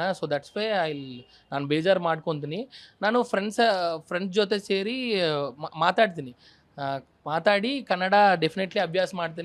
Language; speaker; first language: Kannada; non-native, learner; Telugu